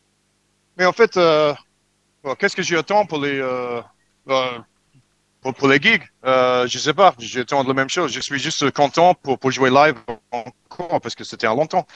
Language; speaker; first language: French; non-native, learner; English